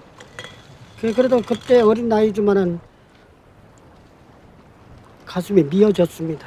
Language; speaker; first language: Korean; native; Korean